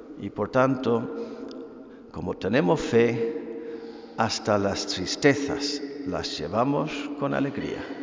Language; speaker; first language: Spanish; non-native, fluent; English